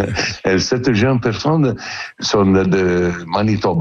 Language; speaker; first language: French; non-native, learner; Italian